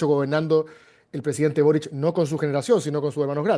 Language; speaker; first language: Spanish; native; Spanish